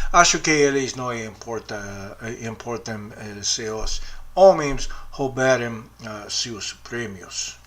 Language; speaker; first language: Portuguese; non-native, learner; English